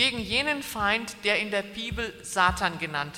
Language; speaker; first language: German; native; German